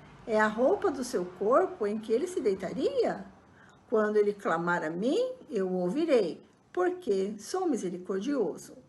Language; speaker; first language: Portuguese; native; Portuguese